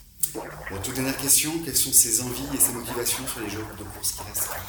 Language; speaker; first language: French; native; French